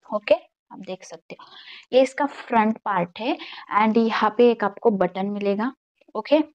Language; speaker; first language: Hindi; non-native, local second language; Marathi